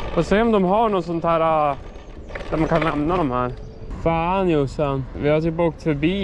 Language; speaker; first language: Swedish; native; Swedish